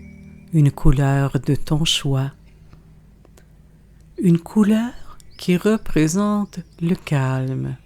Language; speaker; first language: French; native; French